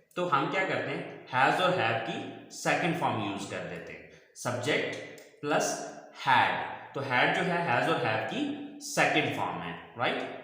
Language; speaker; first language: Urdu; non-native, local second language; Punjabi